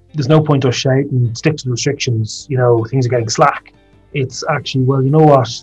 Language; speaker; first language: English; native; English